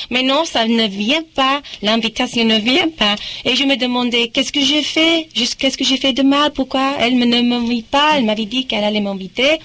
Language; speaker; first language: French; non-native, fluent; English